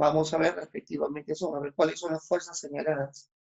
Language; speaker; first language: Spanish; native; Spanish